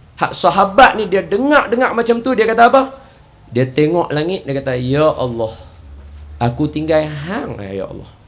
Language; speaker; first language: Malay; native; Malay